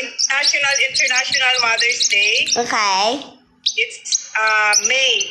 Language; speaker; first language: English; non-native, local second language; Filipino